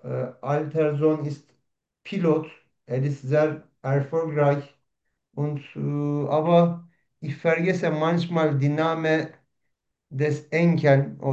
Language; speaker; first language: German; non-native, learner; Turkish